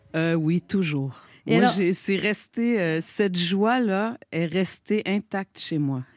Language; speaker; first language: French; native; French